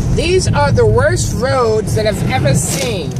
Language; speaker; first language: English; native; English